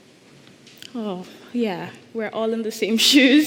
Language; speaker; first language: English; non-native, local second language; Igbo